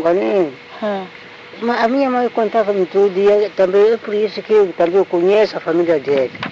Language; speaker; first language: Portuguese; non-native, local second language; Tsonga